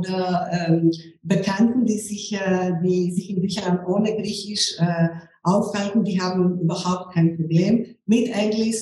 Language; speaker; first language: German; non-native, fluent; Greek